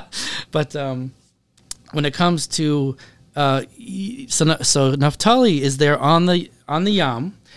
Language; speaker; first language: English; native; English